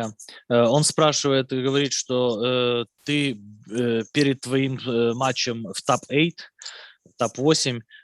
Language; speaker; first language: Russian; native; Russian